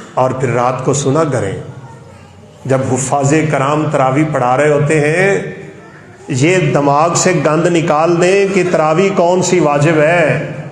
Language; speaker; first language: Urdu; non-native, local second language; Punjabi